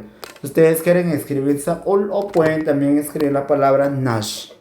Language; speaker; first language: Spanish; non-native, local second language; Kʼicheʼ